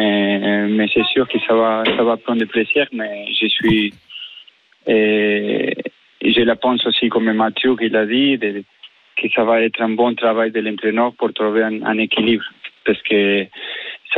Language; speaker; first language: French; non-native, fluent; Spanish